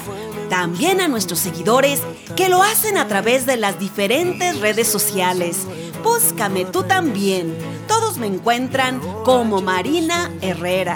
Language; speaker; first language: Spanish; native; Spanish